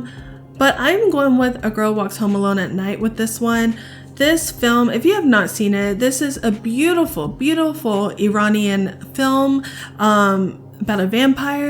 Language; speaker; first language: English; native; English